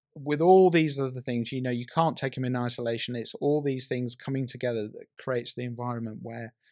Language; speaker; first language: English; native; English